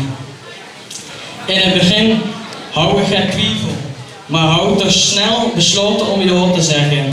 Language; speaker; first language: Dutch; native; Dutch